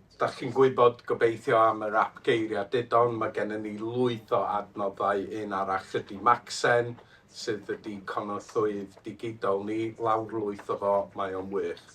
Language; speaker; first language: Welsh; non-native, fluent; English